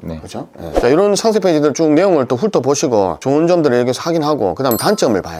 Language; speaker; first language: Korean; native; Korean